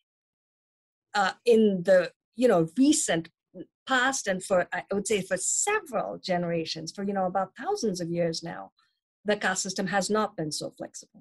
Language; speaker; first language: English; non-native, local second language; Tamil